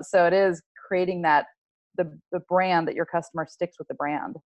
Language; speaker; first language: English; early bilingual, other home language; French